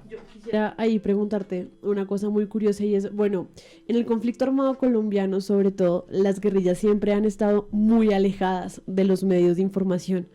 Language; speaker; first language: Spanish; native; Spanish